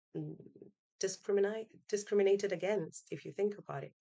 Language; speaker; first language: English; non-native, fluent; Italian